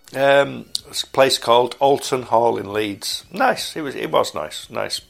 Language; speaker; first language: English; native; English